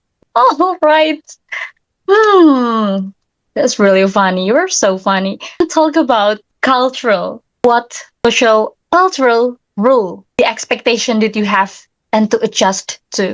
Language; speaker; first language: English; non-native, learner; Indonesian